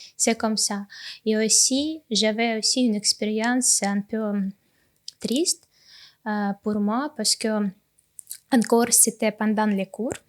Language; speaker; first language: French; non-native, learner; Ukrainian